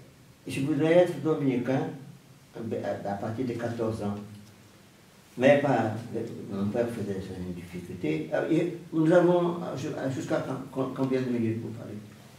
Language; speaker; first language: French; non-native, fluent; Portuguese